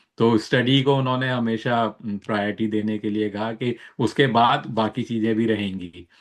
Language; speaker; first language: Hindi; native; Hindi